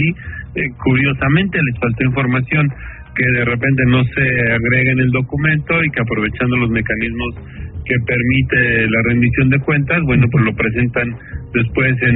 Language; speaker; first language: Spanish; native; Spanish